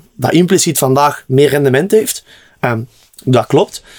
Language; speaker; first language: Dutch; native; Dutch